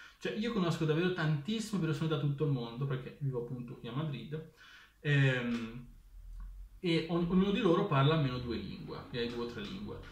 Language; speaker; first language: Italian; native; Italian